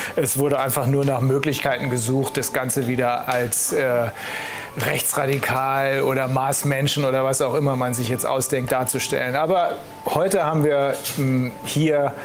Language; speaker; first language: German; native; German